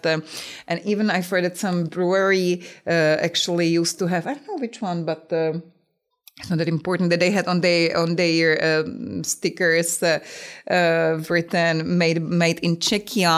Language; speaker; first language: English; non-native, fluent; Czech